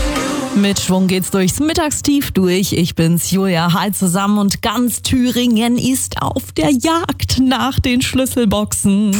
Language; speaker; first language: German; native; German